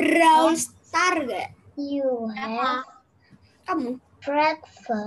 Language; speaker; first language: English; non-native, learner; Indonesian